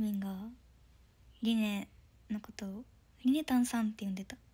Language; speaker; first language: Japanese; native; Japanese